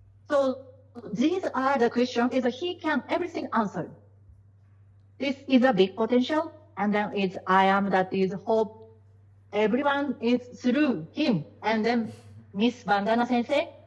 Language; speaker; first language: English; non-native, learner; Japanese